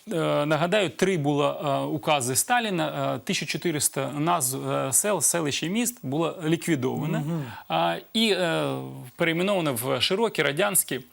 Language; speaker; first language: Ukrainian; native; Ukrainian